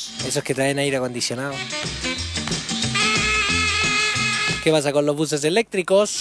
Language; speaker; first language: Spanish; native; Spanish